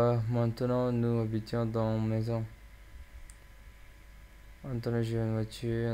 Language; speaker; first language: French; non-native, learner; English